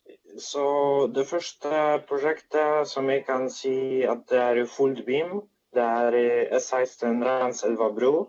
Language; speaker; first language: Swedish; non-native, fluent; Polish